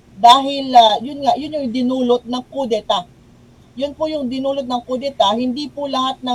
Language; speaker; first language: Filipino; non-native, local second language; Cebuano